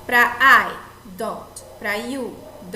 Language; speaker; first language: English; non-native, fluent; Portuguese